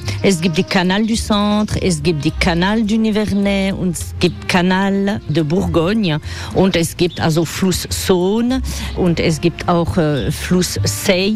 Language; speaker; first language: German; non-native, fluent; French